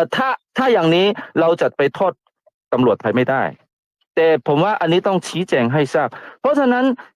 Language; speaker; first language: Thai; non-native, fluent; Chinese